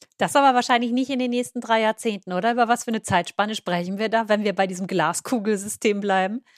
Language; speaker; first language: German; native; German